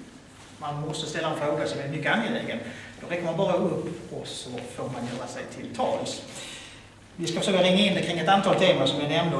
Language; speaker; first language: Swedish; native; Swedish